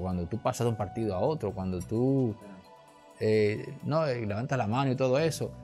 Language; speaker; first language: Spanish; native; Spanish